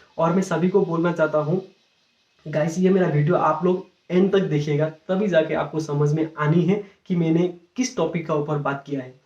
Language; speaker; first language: Hindi; non-native, local second language; Nepali